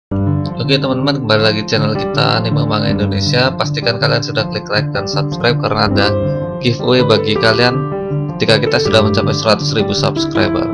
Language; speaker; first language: Indonesian; native; Indonesian